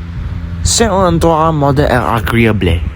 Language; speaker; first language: French; non-native, learner; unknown